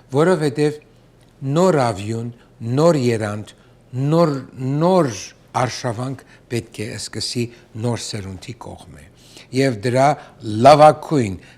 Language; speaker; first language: Armenian; native; Armenian